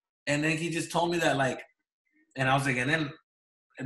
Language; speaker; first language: English; early bilingual, other home language; Spanish